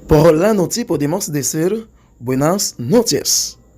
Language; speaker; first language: Spanish; non-native, local second language; Haitian Creole